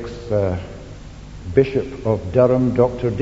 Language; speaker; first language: English; native; English